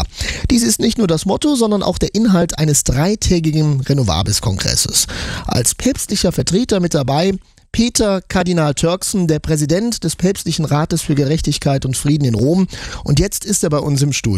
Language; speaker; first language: German; native; German